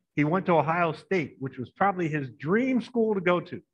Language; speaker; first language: English; native; English